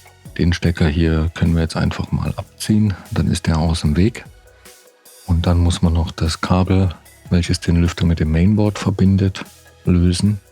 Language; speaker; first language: German; native; German